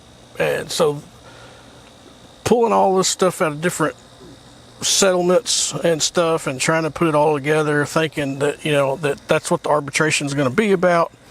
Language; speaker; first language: English; native; English